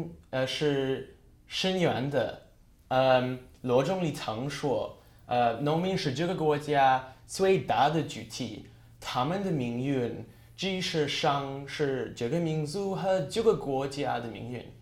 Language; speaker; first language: Chinese; non-native, learner; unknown